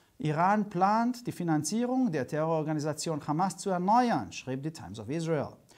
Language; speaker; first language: German; non-native, fluent; Hungarian